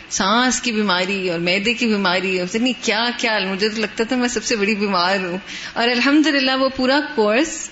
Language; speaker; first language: Urdu; non-native, local second language; Punjabi